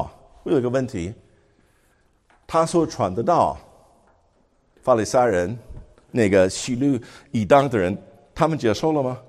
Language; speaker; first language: Chinese; non-native, fluent; English